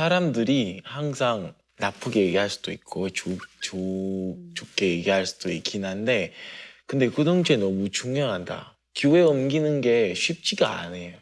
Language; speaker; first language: Korean; non-native, fluent; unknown